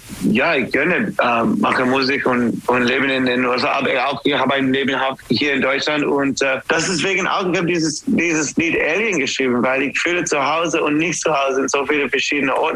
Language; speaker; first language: German; non-native, learner; English